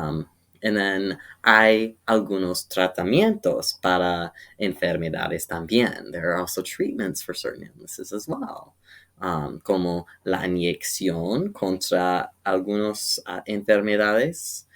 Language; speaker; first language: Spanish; non-native, learner; English